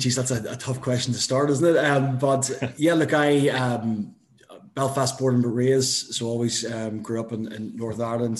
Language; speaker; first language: English; native; English